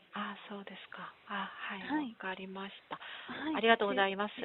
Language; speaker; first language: Japanese; non-native, fluent; Korean